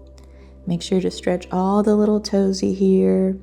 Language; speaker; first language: English; native; English